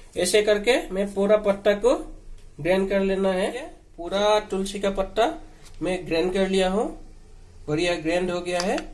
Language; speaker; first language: Hindi; non-native, local second language; Assamese